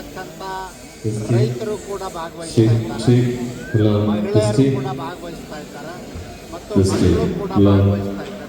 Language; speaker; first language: Kannada; native; Kannada